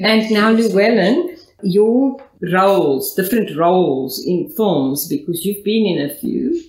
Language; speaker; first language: English; non-native, local second language; Afrikaans